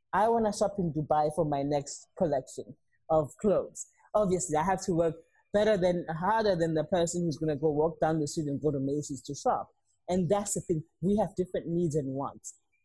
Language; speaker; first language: English; non-native, local second language; Zulu